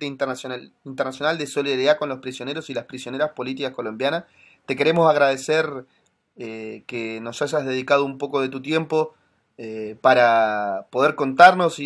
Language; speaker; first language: Spanish; native; Spanish